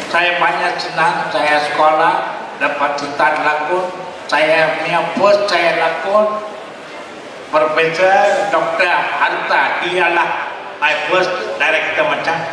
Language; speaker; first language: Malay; non-native, local second language; Tamil